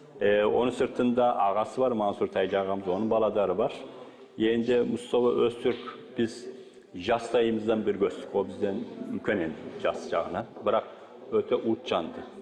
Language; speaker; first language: Kazakh; early bilingual, heritage; Kazakh